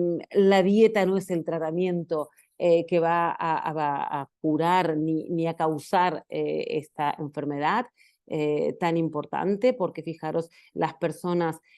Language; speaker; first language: Spanish; native; Spanish